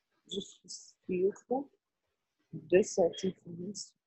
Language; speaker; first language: French; non-native, learner; Portuguese